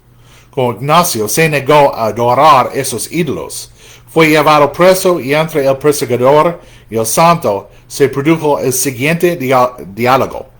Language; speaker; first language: Spanish; non-native, fluent; English